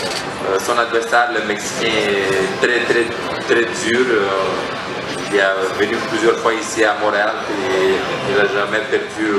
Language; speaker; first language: French; non-native, fluent; Romanian